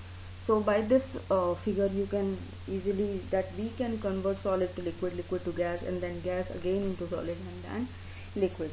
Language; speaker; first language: English; non-native, local second language; Hindi